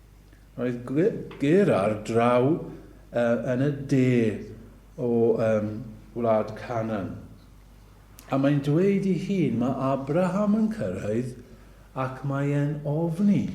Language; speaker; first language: Welsh; native; Welsh